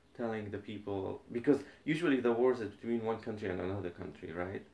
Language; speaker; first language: English; non-native, fluent; Arabic